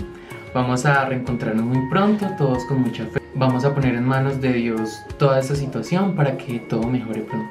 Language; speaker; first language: Spanish; native; Spanish